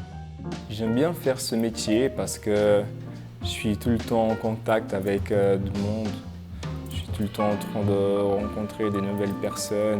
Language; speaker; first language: French; non-native, fluent; Portuguese